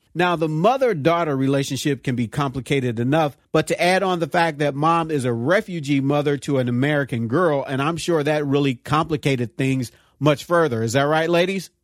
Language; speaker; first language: English; native; English